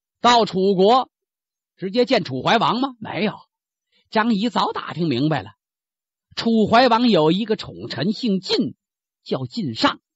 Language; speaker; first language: Chinese; native; Chinese